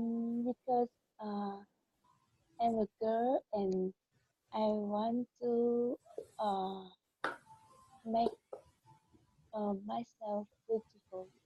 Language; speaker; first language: English; non-native, learner; Vietnamese